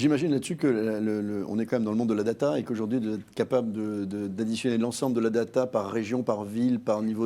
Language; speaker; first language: French; native; French